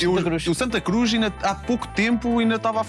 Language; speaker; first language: Portuguese; native; Portuguese